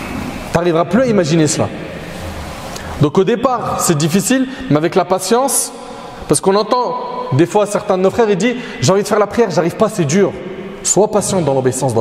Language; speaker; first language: French; native; French